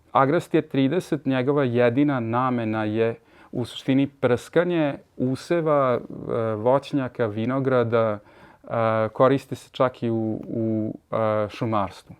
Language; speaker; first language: Serbian; early bilingual, heritage; Serbian